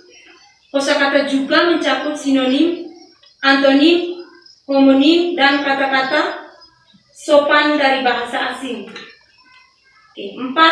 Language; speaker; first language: Indonesian; non-native, local second language; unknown